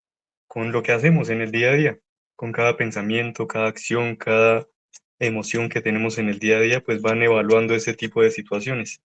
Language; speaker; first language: Spanish; native; Spanish